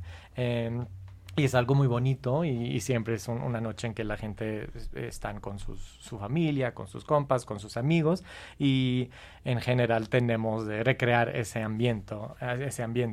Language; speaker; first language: Spanish; non-native, fluent; English